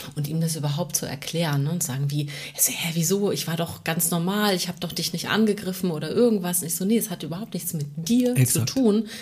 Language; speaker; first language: German; native; German